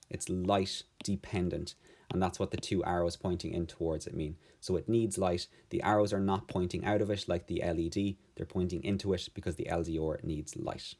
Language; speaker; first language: English; native; English